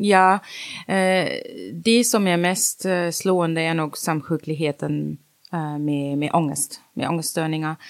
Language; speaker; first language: Swedish; non-native, fluent; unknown